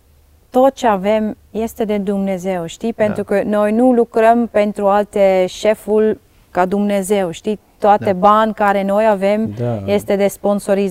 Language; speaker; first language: Romanian; non-native, learner; Dutch